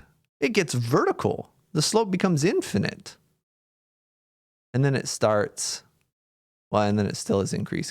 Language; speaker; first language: English; native; English